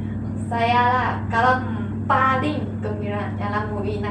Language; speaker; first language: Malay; non-native, local second language; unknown